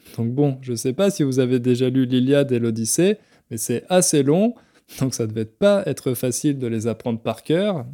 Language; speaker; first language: French; native; French